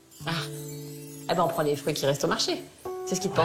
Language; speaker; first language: French; native; French